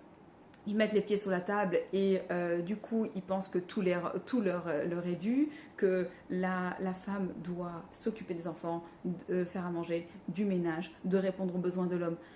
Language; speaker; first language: French; native; French